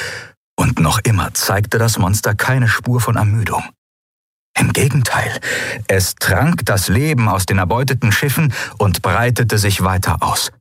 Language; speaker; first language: German; native; German